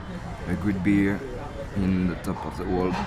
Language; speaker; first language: English; non-native, learner; French